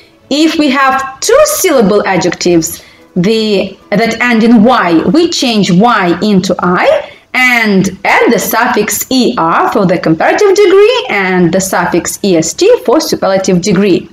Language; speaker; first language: English; non-native, fluent; Romanian